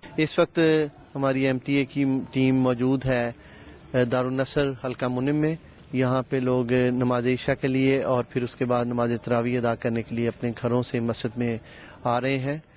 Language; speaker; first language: Urdu; native; Urdu